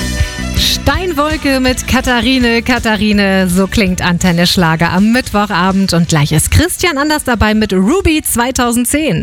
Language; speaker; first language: German; native; German